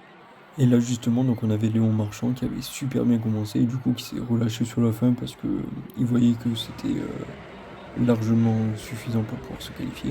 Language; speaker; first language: French; native; French